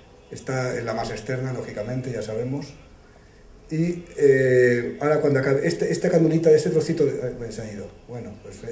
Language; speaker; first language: Spanish; native; Spanish